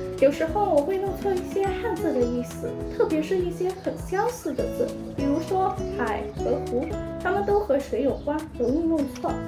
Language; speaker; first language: Chinese; non-native, fluent; Burmese